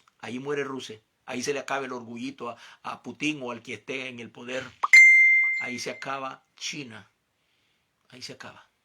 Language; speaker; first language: Spanish; native; Spanish